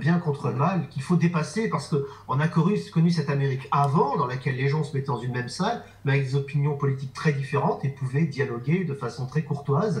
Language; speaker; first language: French; native; French